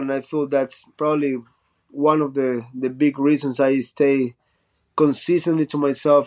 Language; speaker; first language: English; non-native, fluent; Spanish